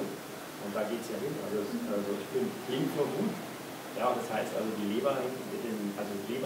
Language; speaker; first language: German; native; German